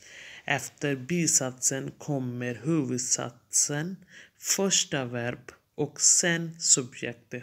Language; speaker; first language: Swedish; non-native, fluent; Urdu